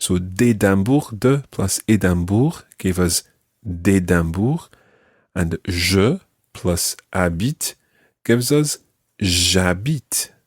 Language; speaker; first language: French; non-native, fluent; English